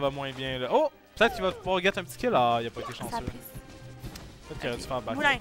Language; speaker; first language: French; native; French